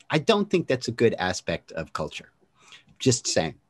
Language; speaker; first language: English; native; English